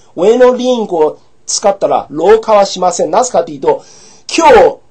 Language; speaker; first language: Japanese; non-native, fluent; English